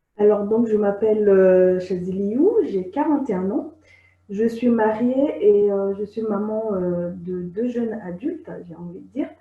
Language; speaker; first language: French; non-native, local second language; Sango